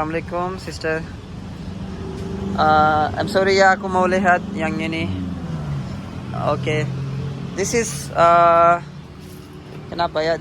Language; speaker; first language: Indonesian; non-native, learner; Urdu